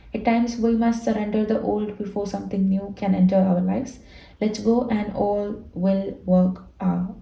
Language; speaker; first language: English; non-native, local second language; Malayalam